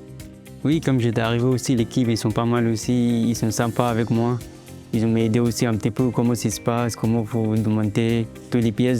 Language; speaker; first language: French; non-native, learner; Arabic